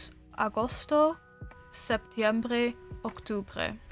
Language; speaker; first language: Spanish; non-native, learner; English